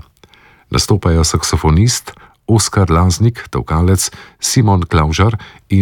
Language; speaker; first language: Slovenian; native; Slovenian